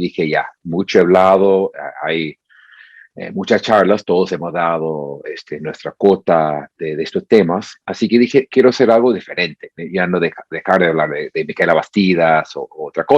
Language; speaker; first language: Spanish; non-native, fluent; English